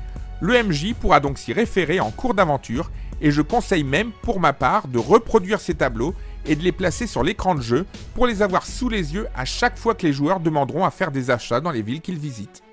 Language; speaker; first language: French; native; French